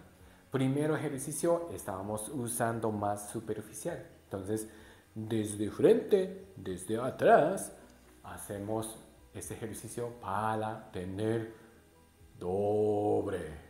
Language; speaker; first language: Spanish; non-native, learner; Japanese